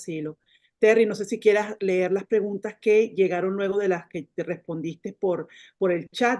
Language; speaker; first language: Spanish; native; Spanish